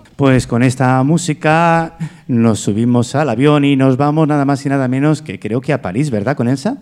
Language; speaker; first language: Spanish; native; Spanish